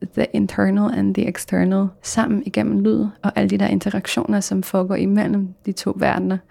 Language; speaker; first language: Danish; non-native, fluent; Polish